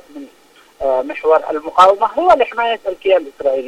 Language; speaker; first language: Arabic; native; Arabic